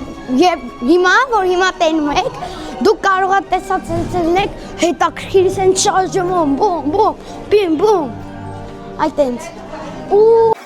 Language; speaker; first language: Armenian; early bilingual, heritage; Armenian